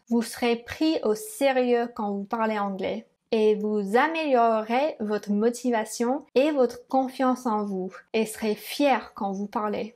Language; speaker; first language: French; non-native, fluent; English